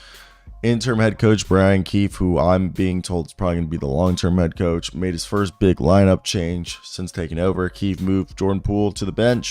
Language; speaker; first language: English; native; English